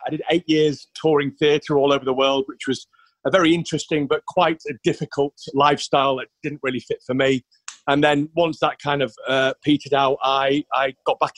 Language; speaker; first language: English; native; English